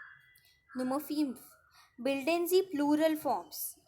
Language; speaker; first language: German; non-native, fluent; Marathi